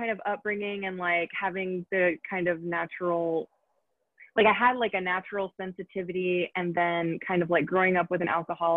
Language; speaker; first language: English; native; English